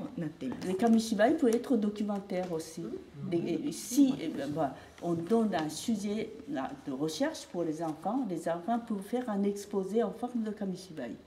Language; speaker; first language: French; non-native, fluent; Japanese